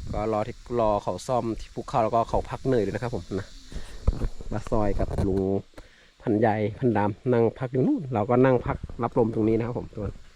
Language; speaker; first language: Thai; non-native, local second language; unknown